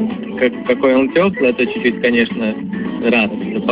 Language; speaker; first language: Russian; early bilingual, heritage; Russian